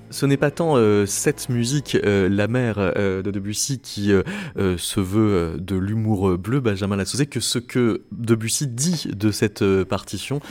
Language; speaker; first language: French; native; French